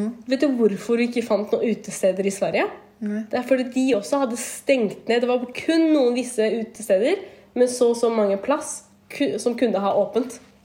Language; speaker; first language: Norwegian; native; Norwegian